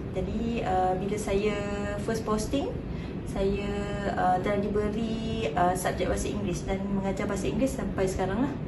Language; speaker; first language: Malay; native; Malay